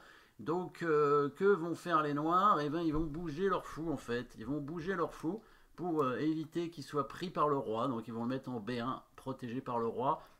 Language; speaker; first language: French; native; French